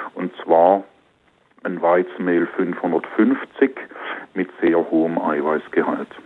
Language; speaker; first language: German; native; German